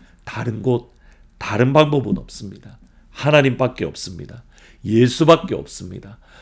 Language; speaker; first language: Korean; native; Korean